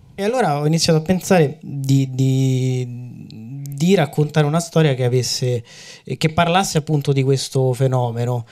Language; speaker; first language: Italian; native; Italian